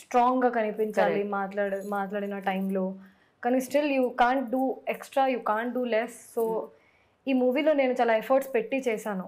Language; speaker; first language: Telugu; non-native, fluent; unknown